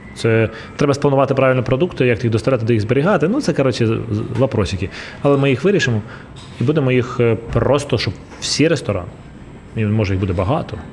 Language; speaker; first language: Ukrainian; non-native, local second language; Russian